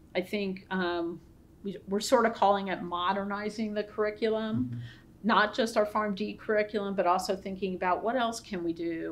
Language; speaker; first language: English; native; English